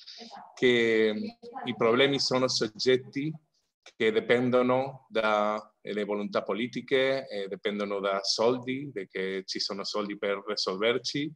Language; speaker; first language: Italian; non-native, fluent; Spanish